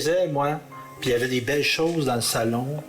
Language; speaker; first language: French; native; French